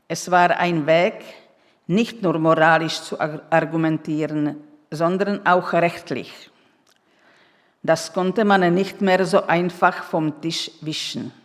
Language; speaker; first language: German; non-native, fluent; Czech